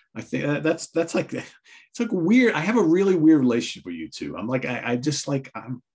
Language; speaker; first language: English; native; English